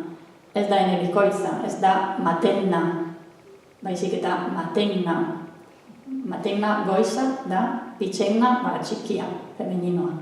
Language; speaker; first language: Basque; non-native, fluent; Italian